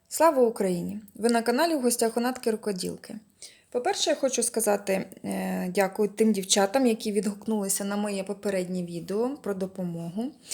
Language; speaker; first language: Ukrainian; non-native, local second language; Russian